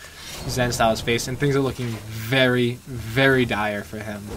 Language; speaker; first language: English; native; English